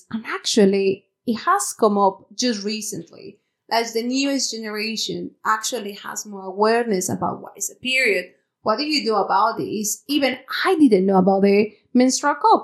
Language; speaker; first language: English; non-native, fluent; Spanish